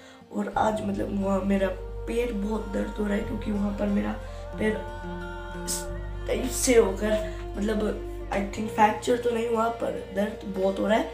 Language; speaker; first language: Hindi; non-native, local second language; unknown